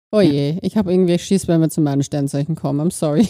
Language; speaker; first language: German; native; German